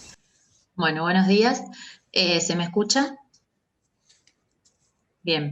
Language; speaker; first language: Spanish; native; Spanish